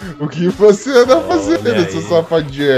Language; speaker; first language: Portuguese; native; Portuguese